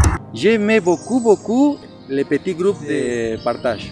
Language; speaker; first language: French; non-native, learner; Spanish